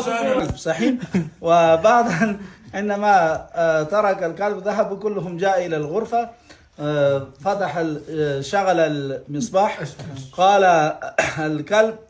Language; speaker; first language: Arabic; non-native, fluent; Pashto